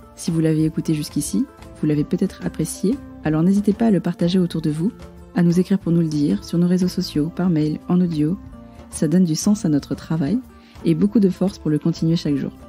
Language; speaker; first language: French; native; French